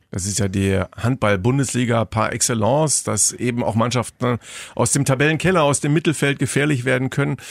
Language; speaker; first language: German; native; German